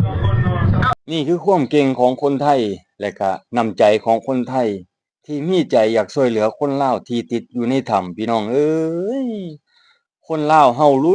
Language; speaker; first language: Thai; non-native, local second language; Northeastern Thai